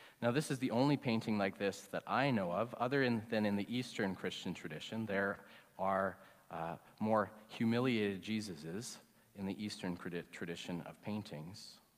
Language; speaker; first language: English; native; English